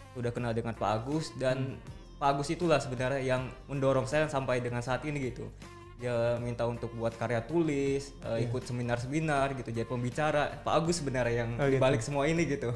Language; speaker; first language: Indonesian; native; Indonesian